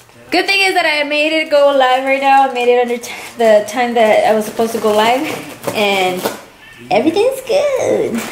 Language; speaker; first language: English; early bilingual, other home language; Spanish